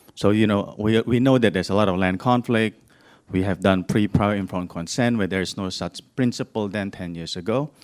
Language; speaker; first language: English; non-native, fluent; Indonesian